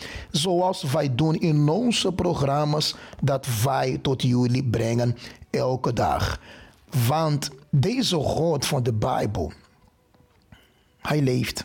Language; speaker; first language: Dutch; non-native, fluent; Portuguese